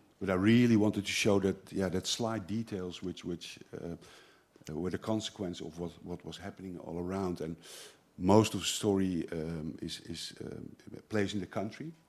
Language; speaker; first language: English; non-native, learner; Dutch